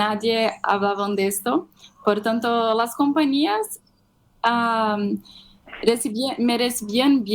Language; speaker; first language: Spanish; non-native, fluent; Portuguese